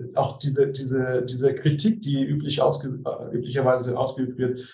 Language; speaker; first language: German; native; German